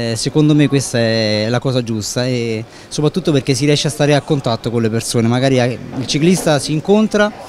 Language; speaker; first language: Italian; native; Italian